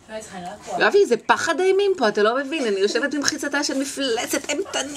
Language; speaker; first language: Hebrew; native; Hebrew